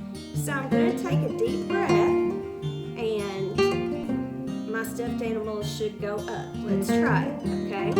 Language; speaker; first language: English; native; English